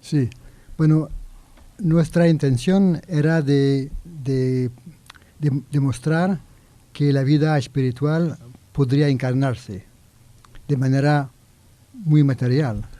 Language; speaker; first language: Spanish; non-native, learner; French